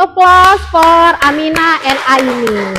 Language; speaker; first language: English; non-native, learner; Indonesian